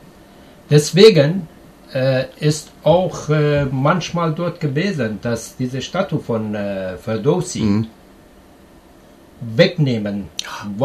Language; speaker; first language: German; non-native, learner; Persian